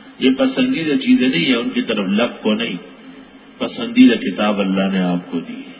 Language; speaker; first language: Urdu; non-native, local second language; Pashto